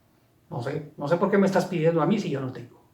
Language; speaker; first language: Spanish; native; Spanish